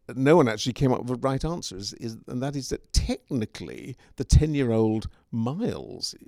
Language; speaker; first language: English; native; English